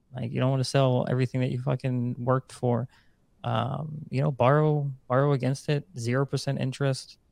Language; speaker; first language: English; non-native, fluent; Dutch